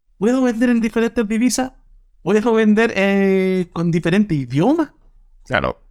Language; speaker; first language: Spanish; native; Spanish